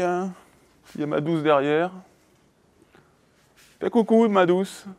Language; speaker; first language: French; native; French